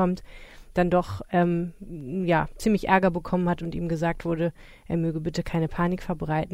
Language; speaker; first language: German; native; German